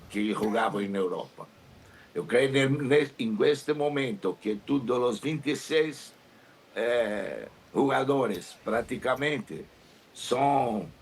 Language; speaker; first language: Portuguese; non-native, learner; Spanish